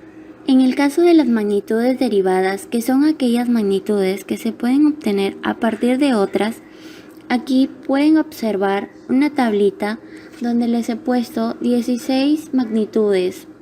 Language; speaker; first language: Spanish; native; Spanish